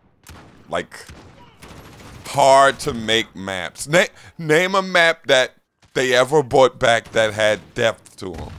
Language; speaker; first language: English; native; English